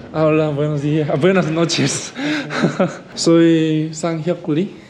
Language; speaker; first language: Spanish; non-native, learner; Korean